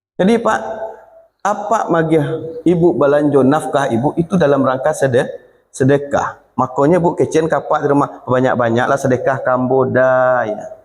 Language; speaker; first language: Malay; non-native, local second language; Minangkabau